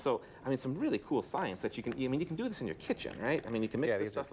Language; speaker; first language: English; native; English